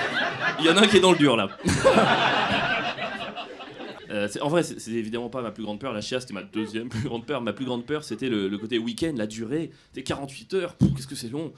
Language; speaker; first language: French; native; French